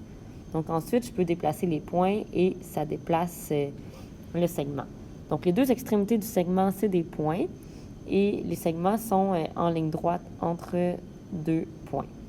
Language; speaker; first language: French; native; French